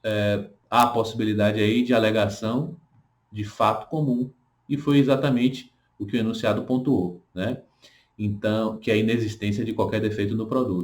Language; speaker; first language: Portuguese; native; Portuguese